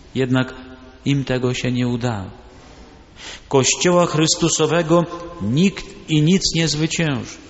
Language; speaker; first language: Polish; early bilingual, other home language; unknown